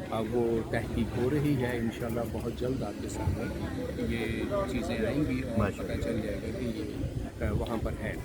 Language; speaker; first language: Urdu; non-native, local second language; Punjabi